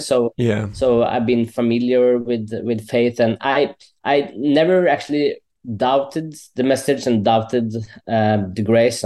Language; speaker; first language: English; non-native, fluent; Norwegian